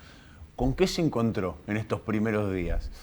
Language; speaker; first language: Spanish; native; Spanish